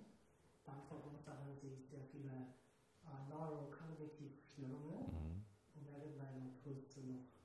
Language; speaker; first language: German; non-native, learner; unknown